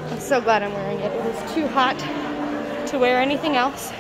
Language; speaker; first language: English; native; English